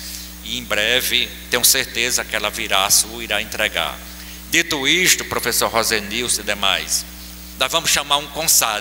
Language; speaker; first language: Portuguese; native; Portuguese